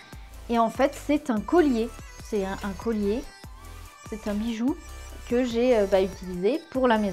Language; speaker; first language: French; native; French